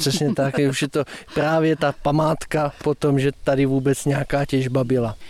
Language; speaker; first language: Czech; native; Czech